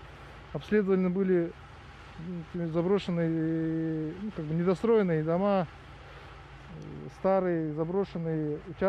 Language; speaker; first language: Russian; native; Russian